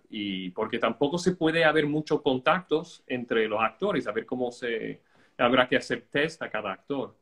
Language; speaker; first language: Spanish; non-native, fluent; English